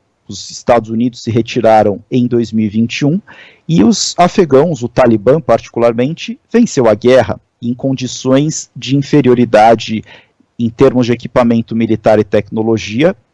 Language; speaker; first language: Portuguese; native; Portuguese